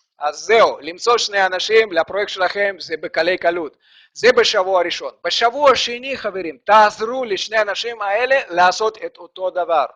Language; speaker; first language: Hebrew; non-native, fluent; Russian